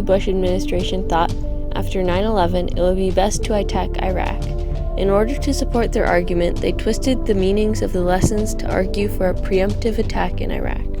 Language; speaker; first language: English; native; English